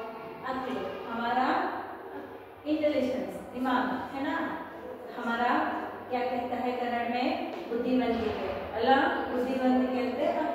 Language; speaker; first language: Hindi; non-native, local second language; Kannada